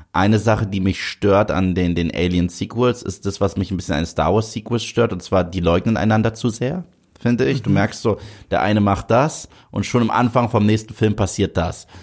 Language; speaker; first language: German; native; German